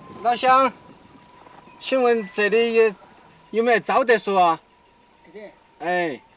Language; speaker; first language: Chinese; native; Chinese